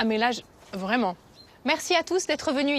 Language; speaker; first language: French; native; French